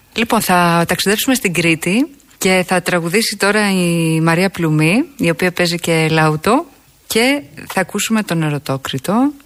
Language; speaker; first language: Greek; native; Greek